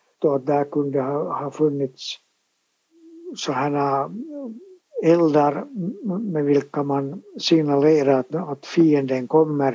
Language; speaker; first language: Swedish; native; Swedish